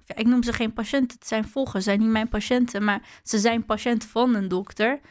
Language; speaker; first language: Dutch; early bilingual, other home language; Arabic